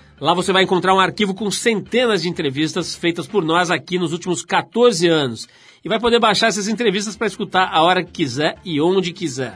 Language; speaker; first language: Portuguese; native; Portuguese